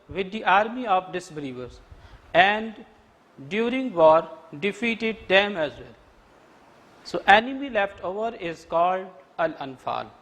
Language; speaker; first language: English; non-native, local second language; Urdu